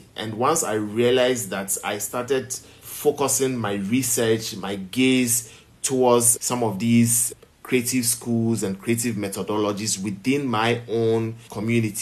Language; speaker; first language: English; non-native, local second language; Ewe